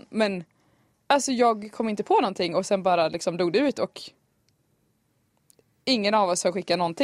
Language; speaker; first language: Swedish; native; Swedish